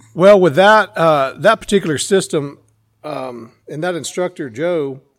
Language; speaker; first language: English; native; English